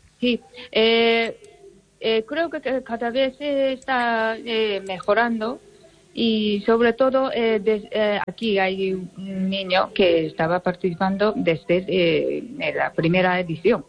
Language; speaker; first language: Spanish; non-native, learner; Japanese